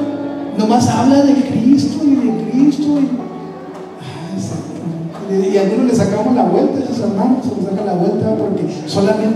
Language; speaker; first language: Spanish; native; Spanish